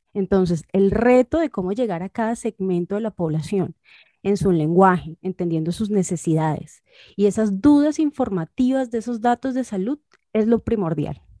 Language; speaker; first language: Spanish; native; Spanish